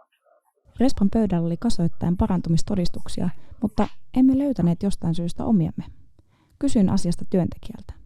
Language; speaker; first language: Finnish; native; Finnish